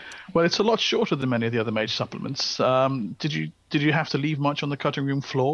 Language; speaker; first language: English; native; English